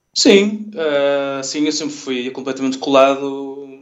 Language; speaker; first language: Portuguese; native; Portuguese